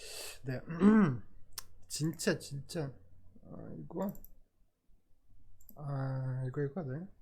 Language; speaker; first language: Korean; non-native, learner; Russian